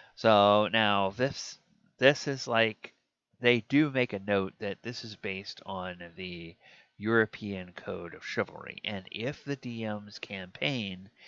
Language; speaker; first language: English; native; English